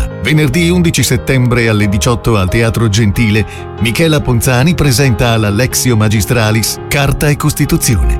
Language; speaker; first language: Italian; native; Italian